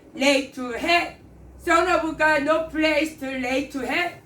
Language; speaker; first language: English; non-native, learner; Korean